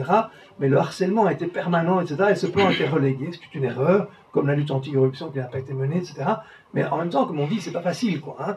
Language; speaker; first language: French; native; French